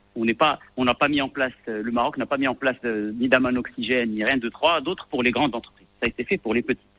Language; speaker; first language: French; non-native, local second language; Arabic